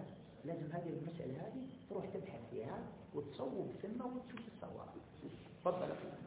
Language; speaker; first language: Arabic; native; Arabic